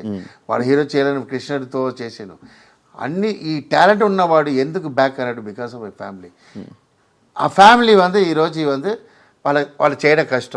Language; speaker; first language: Telugu; non-native, learner; Tamil